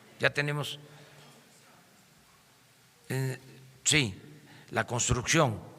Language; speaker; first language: Spanish; native; Spanish